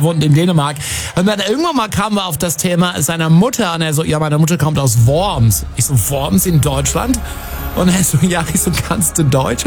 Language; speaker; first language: German; native; German